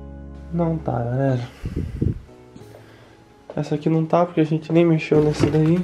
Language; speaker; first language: Portuguese; native; Portuguese